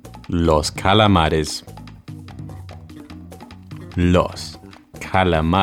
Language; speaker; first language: Spanish; non-native, learner; English